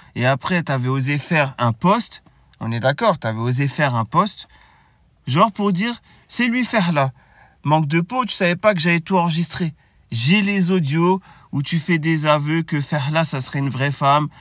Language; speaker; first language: French; native; French